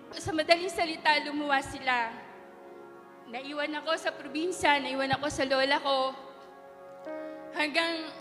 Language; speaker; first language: Filipino; non-native, local second language; Bikol